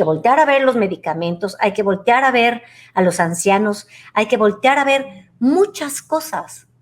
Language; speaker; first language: Spanish; native; Spanish